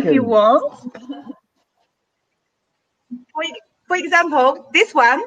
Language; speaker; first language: English; non-native, fluent; Chinese